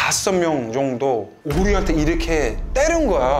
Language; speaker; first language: Korean; non-native, fluent; English